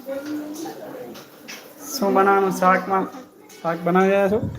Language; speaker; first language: Gujarati; non-native, local second language; Kachhi